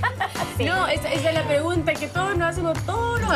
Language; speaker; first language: Spanish; native; Spanish